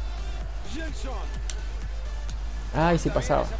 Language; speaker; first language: Spanish; native; Spanish